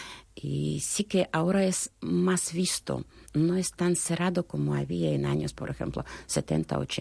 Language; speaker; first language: Spanish; non-native, fluent; Russian